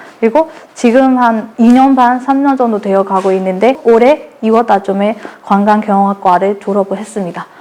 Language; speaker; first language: Korean; non-native, fluent; Burmese